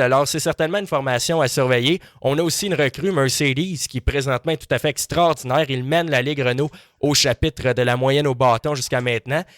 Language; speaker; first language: French; native; French